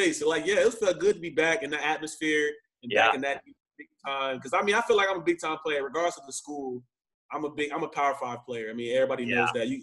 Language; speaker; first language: English; native; English